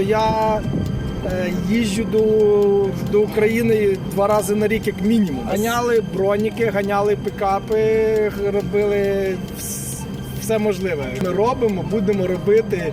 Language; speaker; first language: Ukrainian; non-native, local second language; Russian